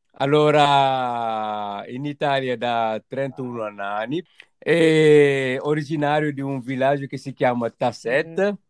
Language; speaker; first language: Italian; non-native, fluent; Wolof